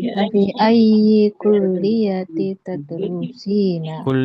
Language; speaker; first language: Arabic; non-native, learner; Indonesian